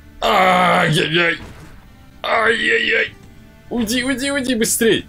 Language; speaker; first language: Russian; native; Russian